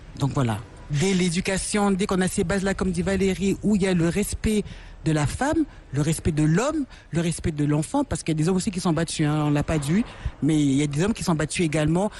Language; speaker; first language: French; non-native, local second language; Lingala